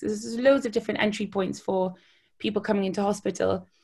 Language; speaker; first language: English; native; English